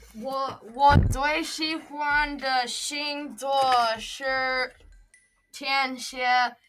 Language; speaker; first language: Chinese; non-native, learner; English